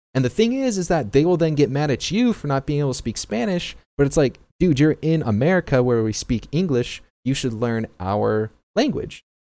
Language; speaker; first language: English; native; English